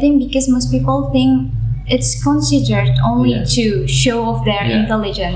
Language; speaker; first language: English; non-native, learner; Indonesian